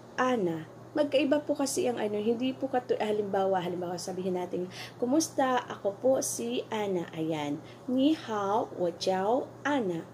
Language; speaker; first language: Filipino; native; Filipino